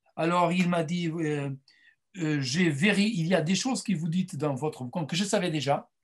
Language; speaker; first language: French; non-native, fluent; Portuguese